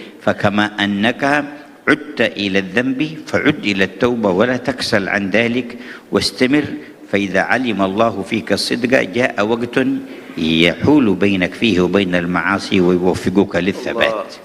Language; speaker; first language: Arabic; native; Arabic